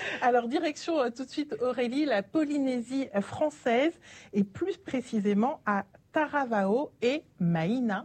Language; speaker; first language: French; native; French